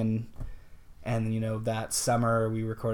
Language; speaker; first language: English; native; English